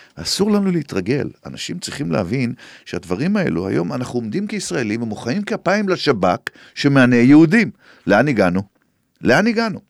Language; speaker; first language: Hebrew; native; Hebrew